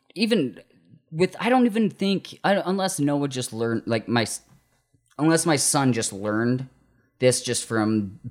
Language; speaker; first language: English; native; English